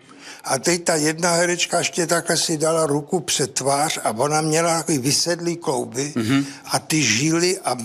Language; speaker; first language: Czech; native; Czech